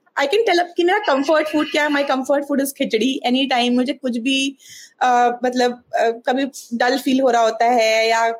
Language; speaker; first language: Hindi; native; Hindi